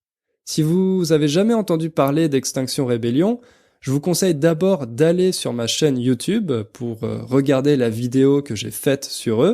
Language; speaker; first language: French; native; French